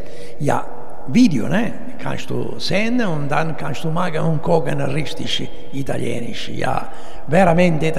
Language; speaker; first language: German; non-native, learner; Italian